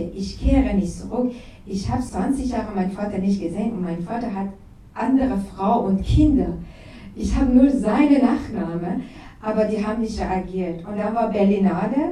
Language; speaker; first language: German; non-native, learner; Persian